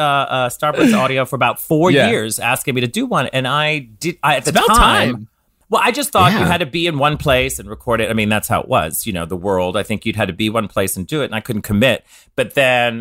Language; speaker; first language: English; native; English